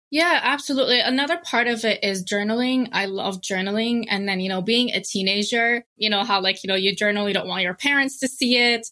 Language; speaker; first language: English; non-native, fluent; Arabic